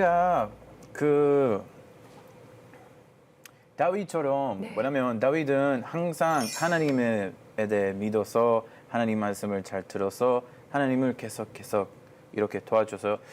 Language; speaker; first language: Korean; non-native, fluent; Hebrew